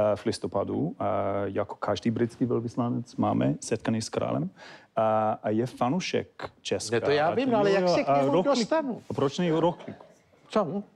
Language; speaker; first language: Czech; non-native, learner; English